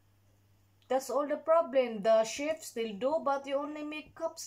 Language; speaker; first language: English; non-native, learner; Cebuano